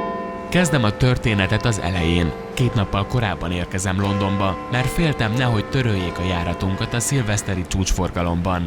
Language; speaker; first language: Hungarian; native; Hungarian